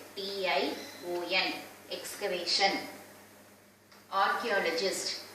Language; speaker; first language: English; non-native, local second language; Tamil